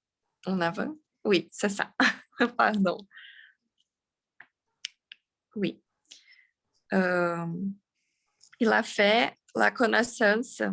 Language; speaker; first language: French; non-native, learner; Portuguese